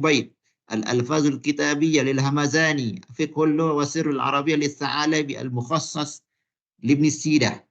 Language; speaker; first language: Arabic; non-native, fluent; Malay